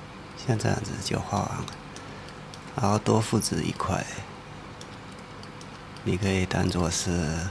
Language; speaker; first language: Chinese; native; Chinese